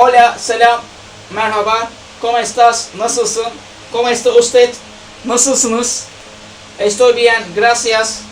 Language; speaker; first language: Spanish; non-native, learner; Turkish